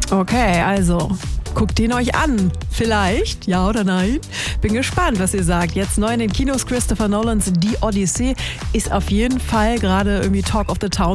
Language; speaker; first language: German; native; German